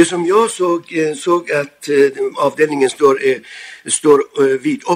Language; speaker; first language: Swedish; non-native, fluent; Persian